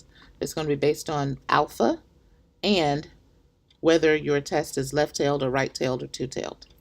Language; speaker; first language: English; native; English